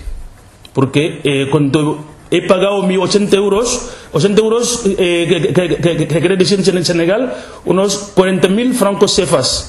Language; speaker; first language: Spanish; non-native, local second language; Wolof